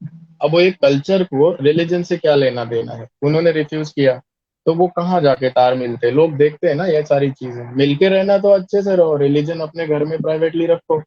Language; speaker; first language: Hindi; native; Hindi